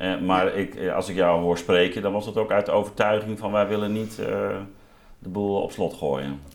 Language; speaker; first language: Dutch; native; Dutch